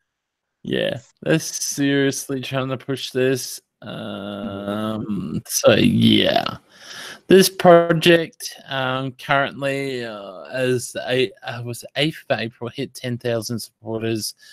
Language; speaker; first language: English; native; English